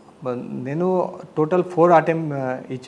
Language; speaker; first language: Telugu; non-native, learner; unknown